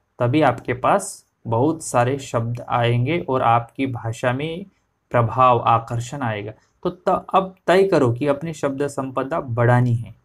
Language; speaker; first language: Hindi; non-native, local second language; Marathi